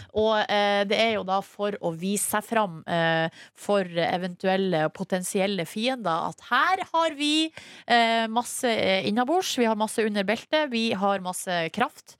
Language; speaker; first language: Norwegian; native; Norwegian